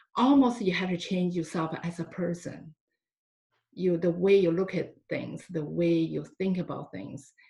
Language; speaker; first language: English; non-native, fluent; Chinese